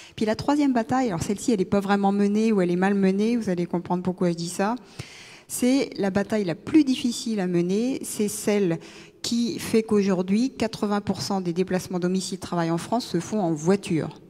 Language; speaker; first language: French; native; French